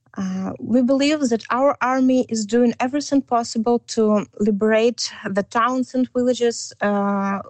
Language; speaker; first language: English; non-native, learner; Ukrainian